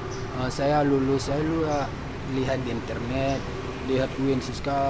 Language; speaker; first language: Indonesian; non-native, learner; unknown